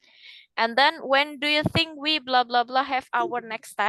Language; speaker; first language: English; non-native, fluent; Indonesian